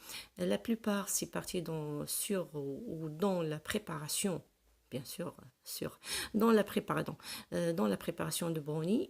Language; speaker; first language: French; non-native, local second language; Arabic